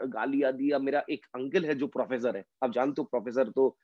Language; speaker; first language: Hindi; non-native, local second language; Bangla